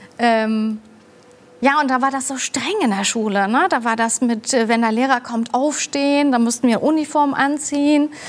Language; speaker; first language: German; early bilingual, other home language; Turkish